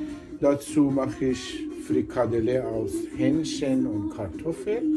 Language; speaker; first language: German; non-native, learner; Persian